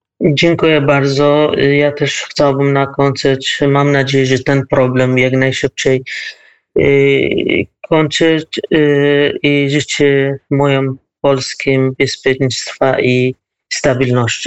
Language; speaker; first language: Polish; non-native, learner; Kurdish